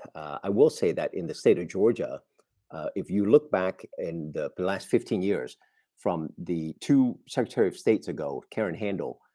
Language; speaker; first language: English; non-native, fluent; Vietnamese